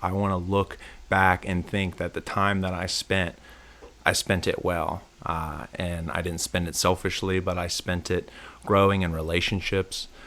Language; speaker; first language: English; native; English